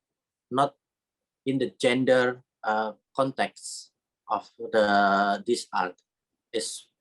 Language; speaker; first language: English; non-native, learner; Indonesian